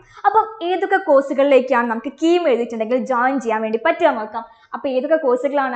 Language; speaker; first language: Malayalam; native; Malayalam